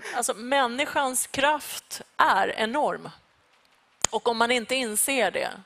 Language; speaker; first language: Swedish; early bilingual, other home language; Persian